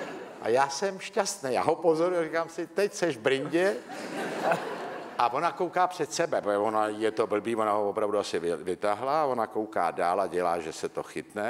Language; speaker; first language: Czech; native; Czech